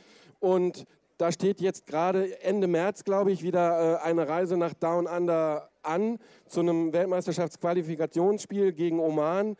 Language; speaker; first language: German; native; German